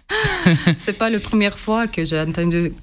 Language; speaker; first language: French; non-native, learner; Russian